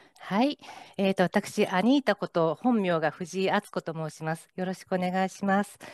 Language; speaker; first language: Japanese; native; Japanese